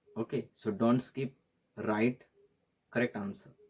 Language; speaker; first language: English; non-native, local second language; Marathi